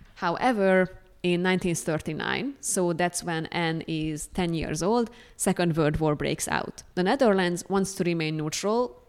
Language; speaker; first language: English; non-native, fluent; Hungarian